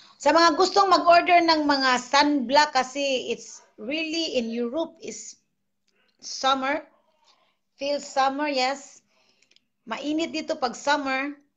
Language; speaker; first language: Filipino; non-native, local second language; Cebuano